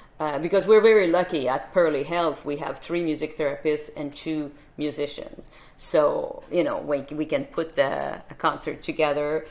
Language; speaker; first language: English; non-native, fluent; French